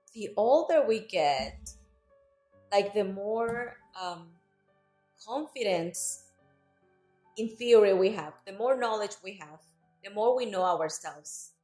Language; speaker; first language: English; non-native, fluent; Spanish